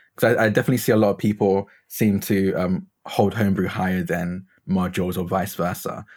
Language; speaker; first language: English; native; English